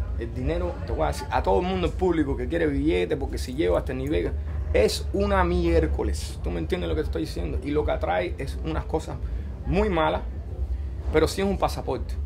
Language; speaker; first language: Spanish; early bilingual, heritage; Spanish